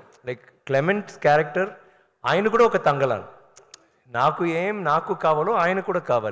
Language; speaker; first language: Telugu; non-native, learner; Tamil